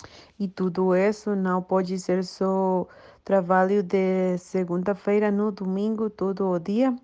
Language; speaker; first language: Portuguese; non-native, learner; Spanish